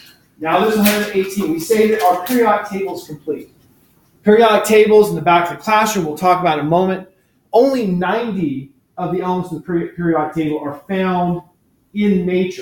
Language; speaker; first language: English; native; English